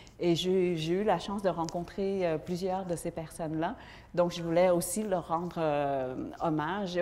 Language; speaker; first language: French; early bilingual, other home language; Vietnamese